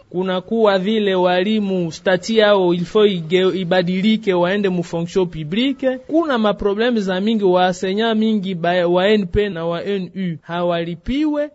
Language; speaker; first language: Swahili; non-native, local second language; Nande